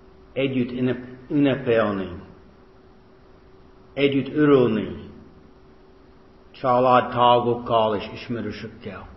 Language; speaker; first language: Hungarian; non-native, fluent; English